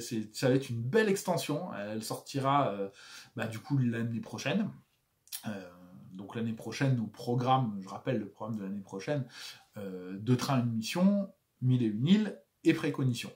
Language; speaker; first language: French; native; French